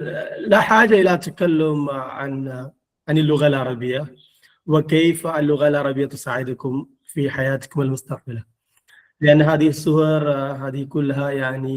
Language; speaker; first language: Arabic; non-native, fluent; Malayalam